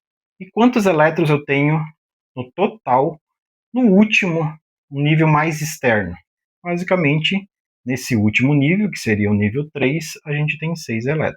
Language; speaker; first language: Portuguese; native; Portuguese